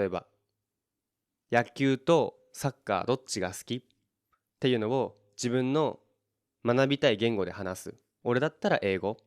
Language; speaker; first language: Japanese; native; Japanese